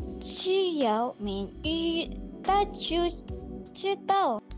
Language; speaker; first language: Chinese; non-native, learner; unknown